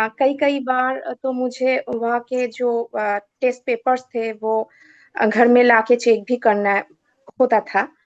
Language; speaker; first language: Hindi; non-native, local second language; Bangla